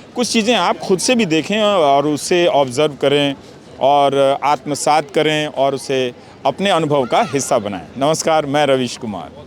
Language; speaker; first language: Hindi; native; Hindi